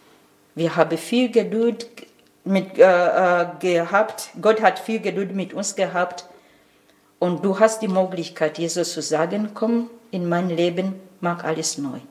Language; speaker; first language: German; non-native, learner; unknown